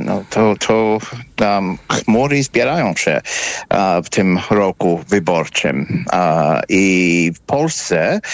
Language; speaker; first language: Polish; non-native, fluent; English